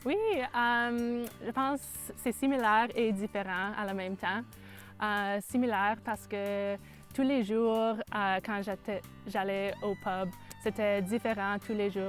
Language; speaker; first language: French; non-native, local second language; English